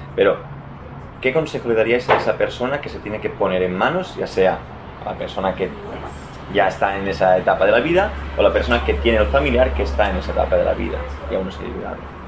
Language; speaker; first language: Spanish; non-native, local second language; Catalan